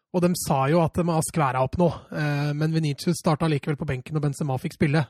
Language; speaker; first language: Norwegian; native; Norwegian